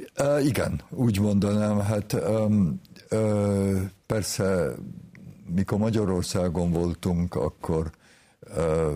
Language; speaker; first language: Hungarian; early bilingual, heritage; Hungarian